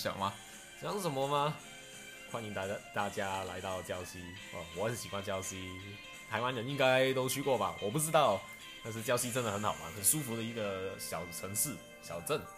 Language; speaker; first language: Chinese; non-native, local second language; Cantonese